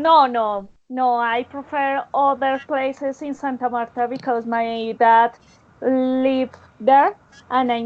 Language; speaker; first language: English; non-native, learner; Spanish